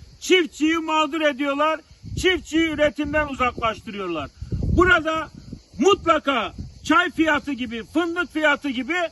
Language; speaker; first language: Turkish; native; Turkish